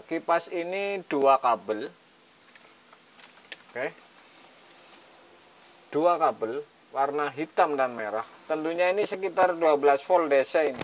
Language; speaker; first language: Indonesian; native; Indonesian